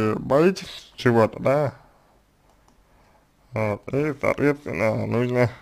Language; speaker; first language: Russian; native; Russian